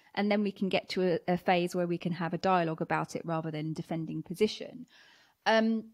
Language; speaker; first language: English; native; English